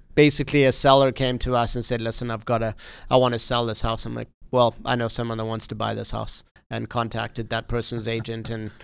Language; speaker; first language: English; native; English